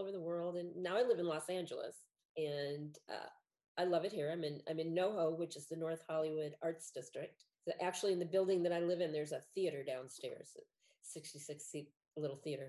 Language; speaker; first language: English; native; English